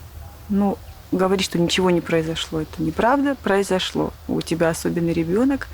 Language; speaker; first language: Russian; native; Russian